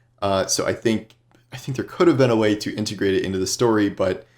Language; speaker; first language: English; native; English